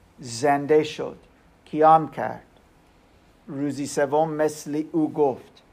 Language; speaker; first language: Persian; non-native, learner; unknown